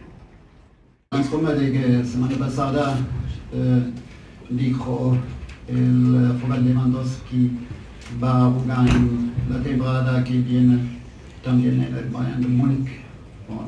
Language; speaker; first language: Spanish; non-native, fluent; German